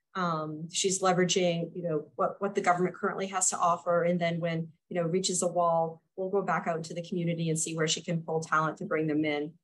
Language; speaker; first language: English; native; English